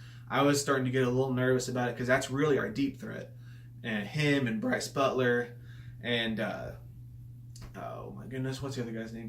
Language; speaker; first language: English; native; English